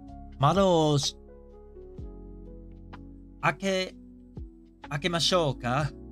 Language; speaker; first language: Japanese; non-native, learner; English